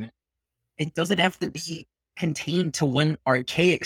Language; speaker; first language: English; early bilingual, other home language; Spanish